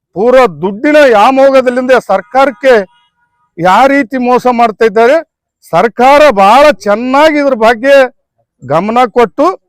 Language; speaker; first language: Kannada; native; Kannada